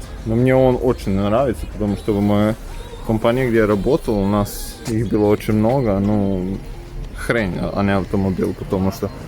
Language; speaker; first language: Russian; non-native, fluent; Serbian